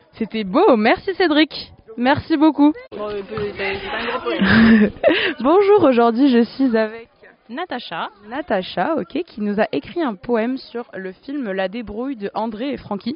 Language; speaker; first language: French; native; French